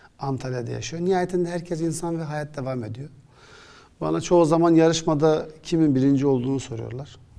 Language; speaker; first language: Turkish; early bilingual, other home language; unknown